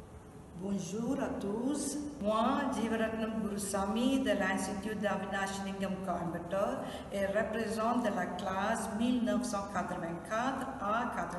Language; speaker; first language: French; non-native, fluent; Tamil